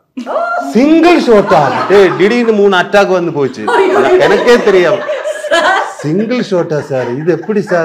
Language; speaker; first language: Tamil; non-native, learner; Malayalam